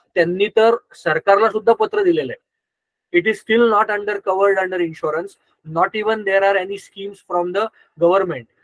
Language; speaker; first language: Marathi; non-native, local second language; Gujarati